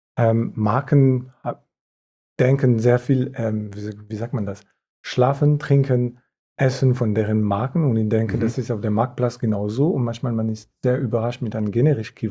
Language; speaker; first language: German; non-native, fluent; French